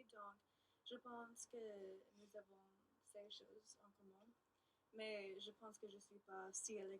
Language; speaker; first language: French; non-native, learner; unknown